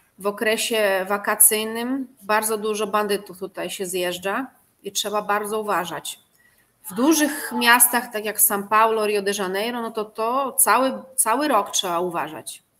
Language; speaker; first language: Polish; native; Polish